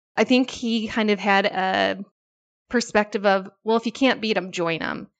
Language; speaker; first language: English; native; English